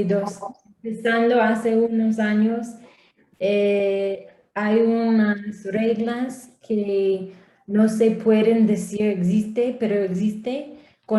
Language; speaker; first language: Spanish; non-native, learner; English